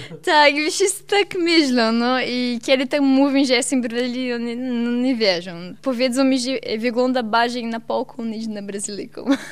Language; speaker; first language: Polish; non-native, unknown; Portuguese